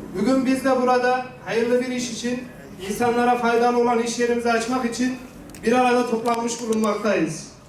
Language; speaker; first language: Turkish; native; Turkish